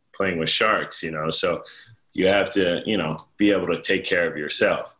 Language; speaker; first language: English; native; English